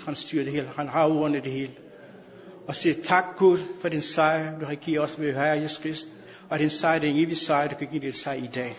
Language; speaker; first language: Danish; non-native, fluent; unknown